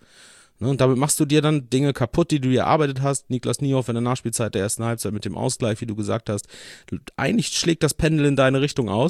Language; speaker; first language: German; native; German